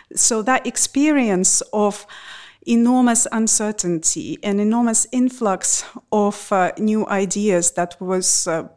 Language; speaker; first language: English; non-native, fluent; Russian